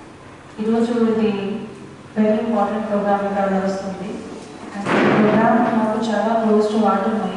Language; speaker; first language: Telugu; non-native, local second language; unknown